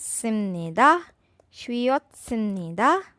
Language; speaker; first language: Korean; non-native, fluent; Urdu